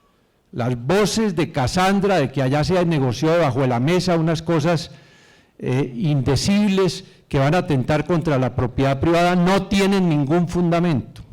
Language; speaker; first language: Spanish; native; Spanish